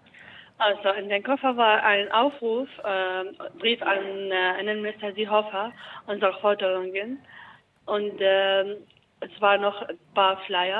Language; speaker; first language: German; non-native, learner; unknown